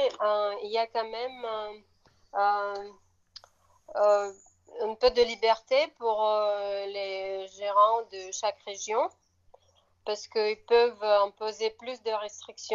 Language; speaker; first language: French; non-native, fluent; Russian